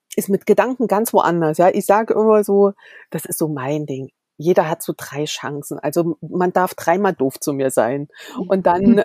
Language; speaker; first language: German; native; German